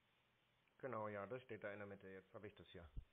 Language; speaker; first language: German; native; German